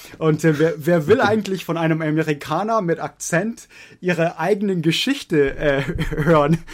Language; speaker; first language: German; non-native, fluent; English